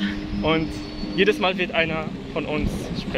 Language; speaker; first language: German; non-native, fluent; Arabic